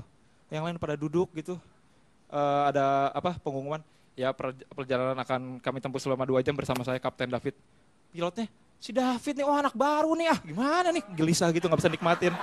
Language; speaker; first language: Indonesian; native; Indonesian